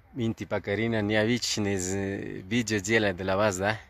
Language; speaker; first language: Russian; non-native, learner; Spanish